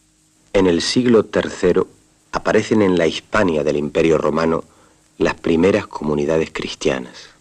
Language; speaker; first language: Spanish; native; Spanish